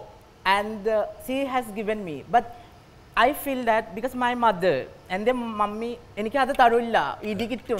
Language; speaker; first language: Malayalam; non-native, local second language; Assamese